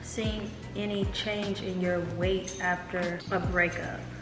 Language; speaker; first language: English; native; English